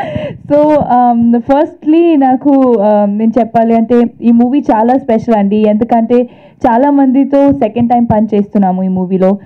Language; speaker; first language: Telugu; non-native, fluent; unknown